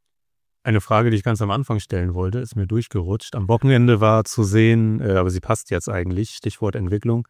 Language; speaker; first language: German; native; German